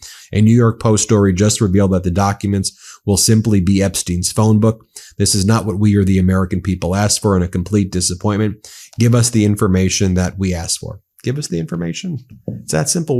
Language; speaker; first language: English; native; English